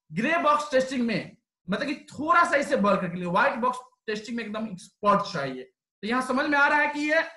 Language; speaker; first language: Hindi; native; Hindi